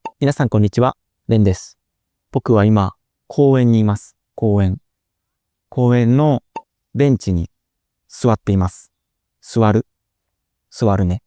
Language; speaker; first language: Japanese; native; Japanese